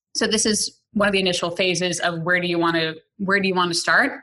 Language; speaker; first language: English; native; English